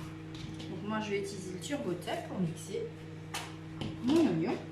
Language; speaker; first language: French; native; French